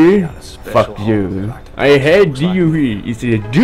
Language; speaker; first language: English; non-native, learner; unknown